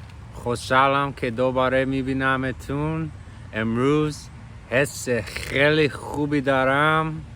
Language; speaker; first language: Persian; non-native, fluent; English